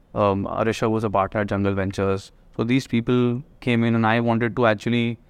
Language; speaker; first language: English; non-native, local second language; Hindi